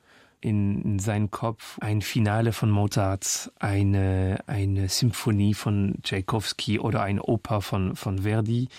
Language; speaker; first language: German; non-native, fluent; French